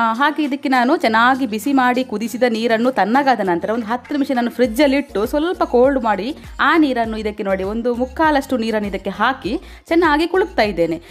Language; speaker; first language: Kannada; non-native, local second language; Tulu